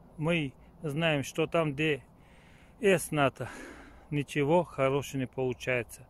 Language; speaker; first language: Russian; non-native, learner; Bulgarian